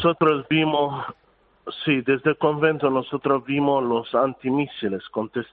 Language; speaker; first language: Spanish; non-native, fluent; Arabic